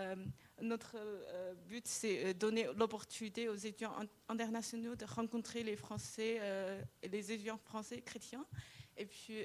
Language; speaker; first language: French; non-native, fluent; Chinese